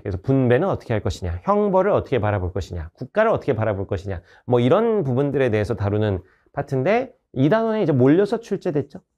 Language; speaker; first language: Korean; native; Korean